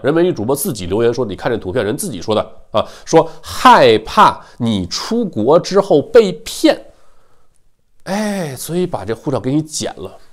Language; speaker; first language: Chinese; native; Chinese